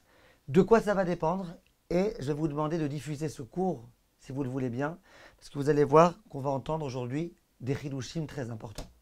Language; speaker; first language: French; native; French